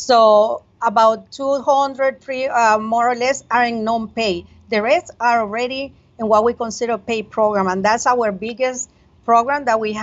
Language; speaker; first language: English; non-native, fluent; Spanish